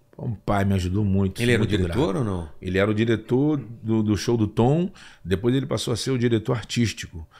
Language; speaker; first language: Portuguese; native; Portuguese